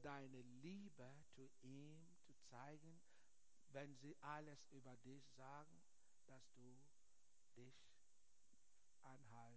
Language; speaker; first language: German; non-native, learner; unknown